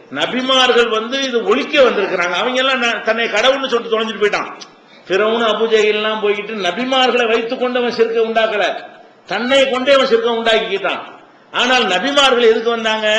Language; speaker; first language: Tamil; native; Tamil